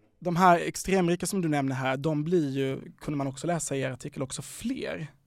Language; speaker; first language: Swedish; native; Swedish